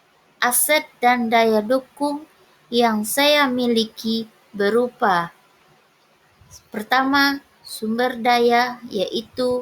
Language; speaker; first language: Indonesian; native; Indonesian